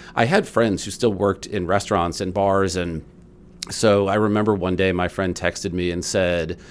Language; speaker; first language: English; native; English